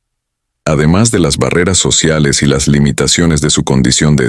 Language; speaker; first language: Spanish; native; Spanish